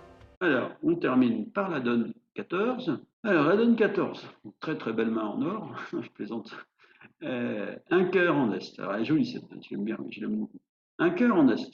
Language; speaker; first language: French; native; French